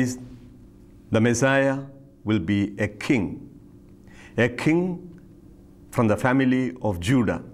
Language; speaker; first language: English; non-native, local second language; Malayalam